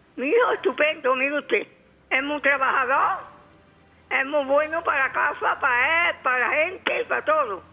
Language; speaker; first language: Spanish; native; Spanish